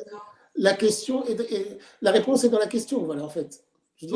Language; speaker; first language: French; native; French